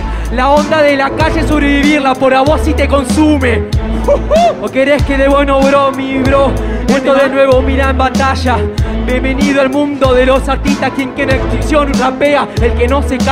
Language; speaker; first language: Spanish; native; Spanish